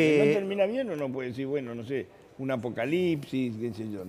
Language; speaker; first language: Spanish; native; Spanish